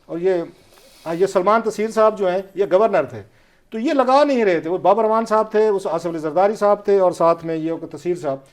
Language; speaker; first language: Urdu; non-native, local second language; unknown